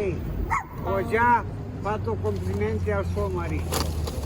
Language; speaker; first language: Italian; non-native, learner; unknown